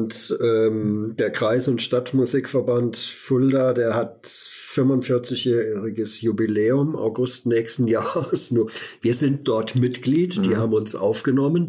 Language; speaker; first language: German; native; German